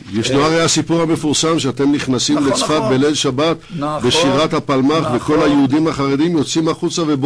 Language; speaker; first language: Hebrew; native; Hebrew